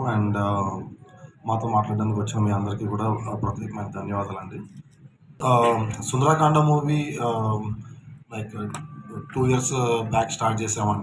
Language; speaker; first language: Telugu; native; Telugu